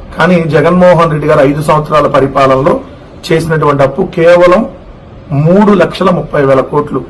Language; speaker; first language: Telugu; native; Telugu